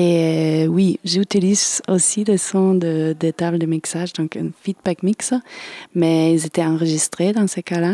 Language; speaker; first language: French; non-native, fluent; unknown